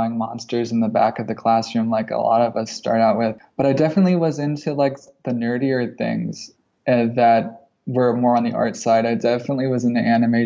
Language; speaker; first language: English; native; English